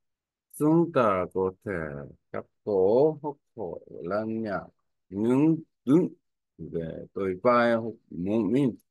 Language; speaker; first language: Vietnamese; non-native, learner; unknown